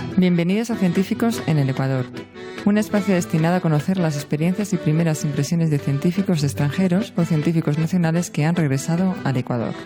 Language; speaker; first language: Spanish; native; Spanish